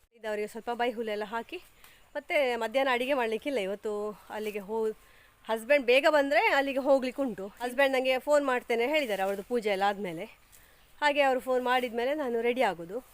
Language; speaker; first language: Kannada; non-native, local second language; Tulu